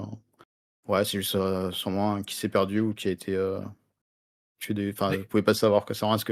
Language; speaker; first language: French; native; French